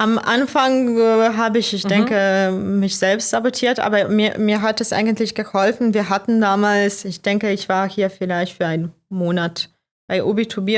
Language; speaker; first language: German; non-native, fluent; Croatian